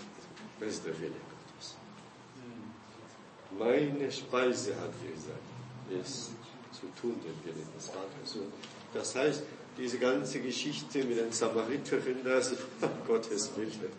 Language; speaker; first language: German; non-native, fluent; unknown